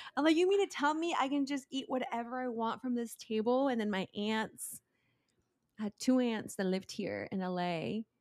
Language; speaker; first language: English; early bilingual, other home language; Spanish